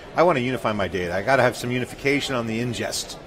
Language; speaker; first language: English; native; English